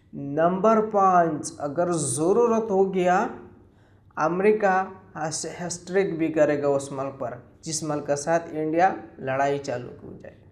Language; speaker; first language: Hindi; non-native, local second language; Pashto